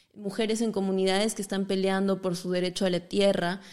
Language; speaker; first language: Spanish; native; Spanish